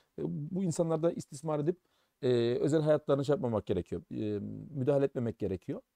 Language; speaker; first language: Turkish; early bilingual, heritage; German